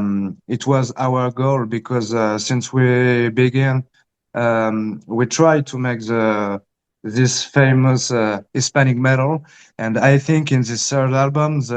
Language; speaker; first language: English; early bilingual, heritage; Spanish